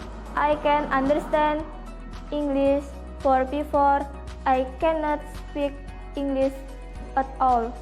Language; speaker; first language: English; non-native, learner; Indonesian